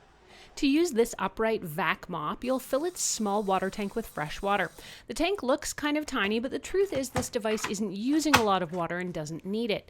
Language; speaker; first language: English; native; English